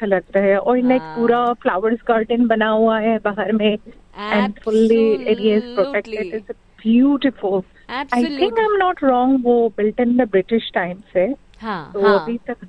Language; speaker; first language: English; non-native, local second language; Bangla